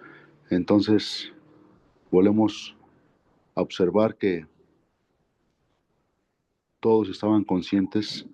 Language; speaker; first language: Spanish; native; Spanish